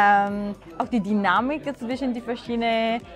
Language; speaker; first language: German; non-native, fluent; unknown